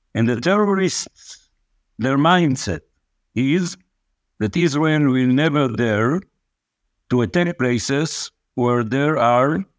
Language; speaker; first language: English; non-native, fluent; Hebrew